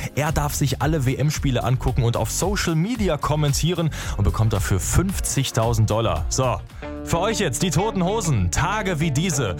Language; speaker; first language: German; native; German